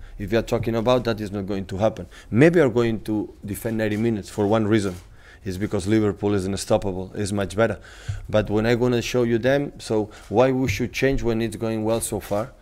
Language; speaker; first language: English; non-native, fluent; Catalan